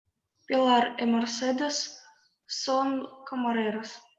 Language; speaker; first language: Spanish; non-native, learner; Russian